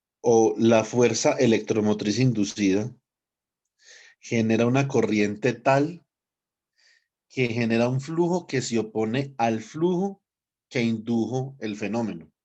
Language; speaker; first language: Spanish; native; Spanish